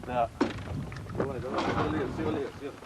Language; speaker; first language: Russian; non-native, local second language; Chechen